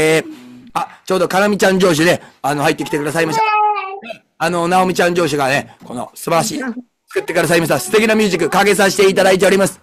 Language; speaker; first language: Japanese; native; Japanese